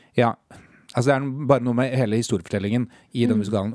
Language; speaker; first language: Norwegian; native; Norwegian